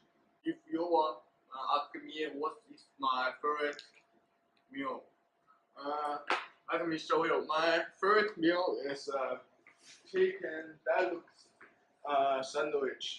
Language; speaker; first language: English; non-native, learner; Chinese